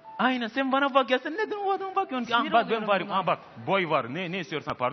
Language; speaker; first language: Turkish; non-native, fluent; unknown